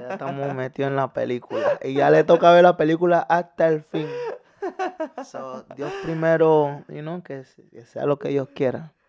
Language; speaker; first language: Spanish; early bilingual, heritage; Spanish